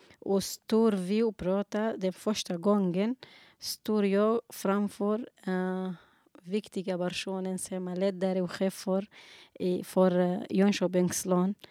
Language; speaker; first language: Swedish; non-native, learner; Kurdish